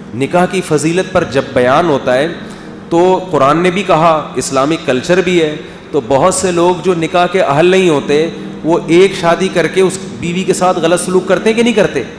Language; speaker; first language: Urdu; native; Urdu